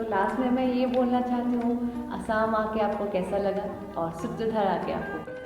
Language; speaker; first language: Hindi; non-native, local second language; Assamese